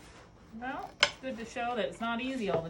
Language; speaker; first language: English; native; English